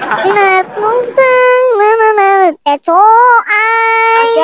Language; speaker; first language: Vietnamese; non-native, learner; Indonesian